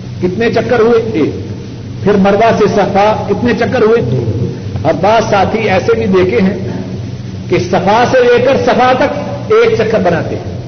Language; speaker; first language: Urdu; non-native, local second language; Punjabi